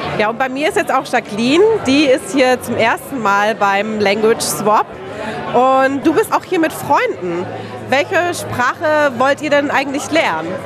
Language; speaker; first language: German; native; German